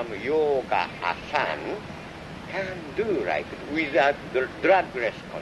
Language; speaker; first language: English; non-native, learner; Japanese